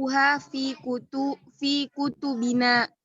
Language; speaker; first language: Arabic; non-native, learner; Indonesian